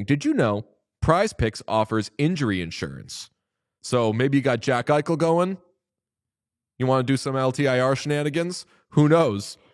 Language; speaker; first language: English; native; English